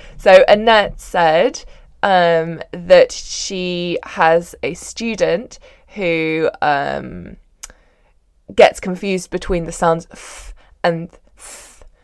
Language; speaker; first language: English; native; English